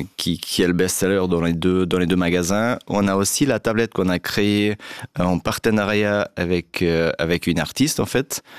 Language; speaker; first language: French; non-native, fluent; Portuguese